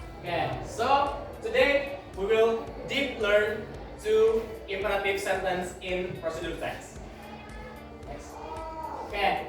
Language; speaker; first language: English; non-native, learner; Indonesian